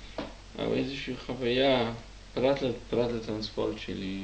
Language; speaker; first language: Hebrew; non-native, fluent; Czech